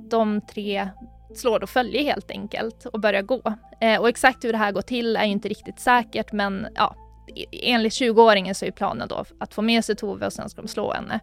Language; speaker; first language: Swedish; native; Swedish